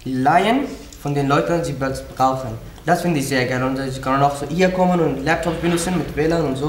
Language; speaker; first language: German; non-native, learner; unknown